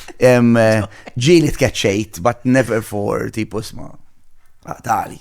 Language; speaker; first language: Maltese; native; Maltese